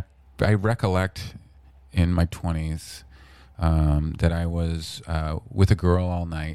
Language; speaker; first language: English; native; English